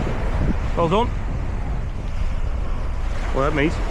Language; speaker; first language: English; native; English